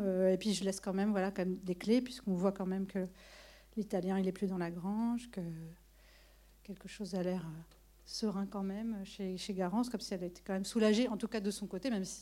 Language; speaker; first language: French; native; French